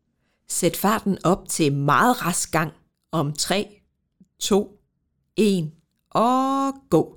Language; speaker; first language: Danish; native; Danish